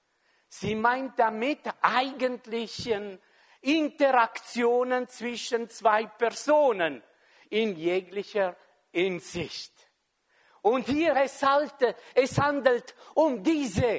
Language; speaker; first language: German; non-native, fluent; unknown